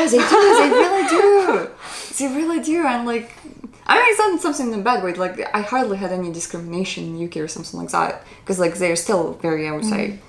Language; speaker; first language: English; non-native, fluent; Russian